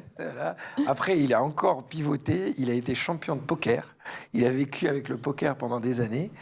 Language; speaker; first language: French; early bilingual, other home language; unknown